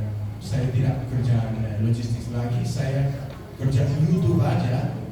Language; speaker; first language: Indonesian; non-native, fluent; Danish